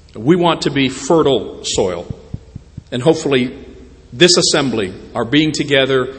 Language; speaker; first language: English; native; English